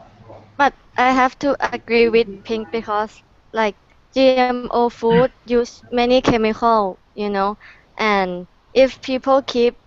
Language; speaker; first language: English; non-native, fluent; Thai